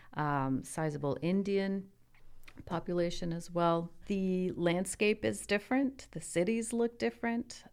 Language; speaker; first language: English; early bilingual, other home language; Italian